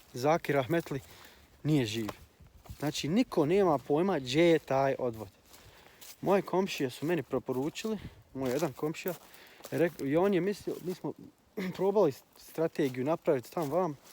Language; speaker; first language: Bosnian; early bilingual, heritage; Croatian